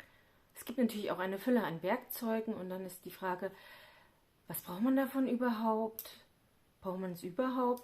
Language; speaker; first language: German; native; German